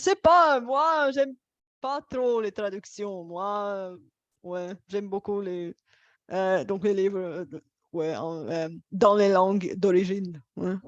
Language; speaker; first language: French; non-native, fluent; Bulgarian